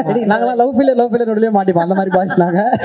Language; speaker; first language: Tamil; native; Tamil